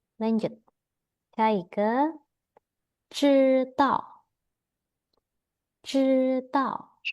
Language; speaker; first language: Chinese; non-native, fluent; Indonesian